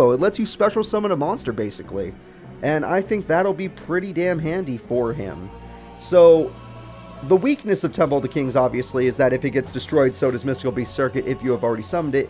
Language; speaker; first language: English; native; English